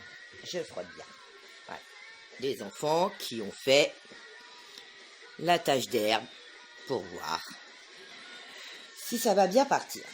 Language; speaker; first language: French; native; French